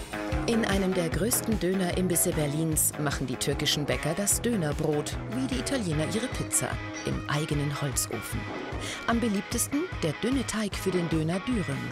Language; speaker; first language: German; native; German